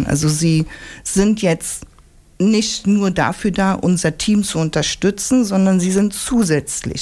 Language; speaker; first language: German; native; German